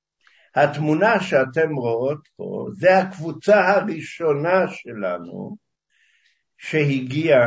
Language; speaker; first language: Hebrew; early bilingual, other home language; Hungarian